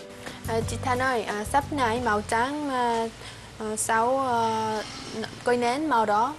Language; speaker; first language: Vietnamese; non-native, learner; Korean